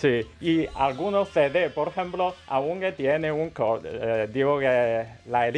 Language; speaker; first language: Spanish; non-native, learner; Chinese